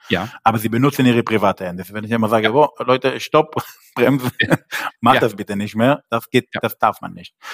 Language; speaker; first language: German; non-native, fluent; Hebrew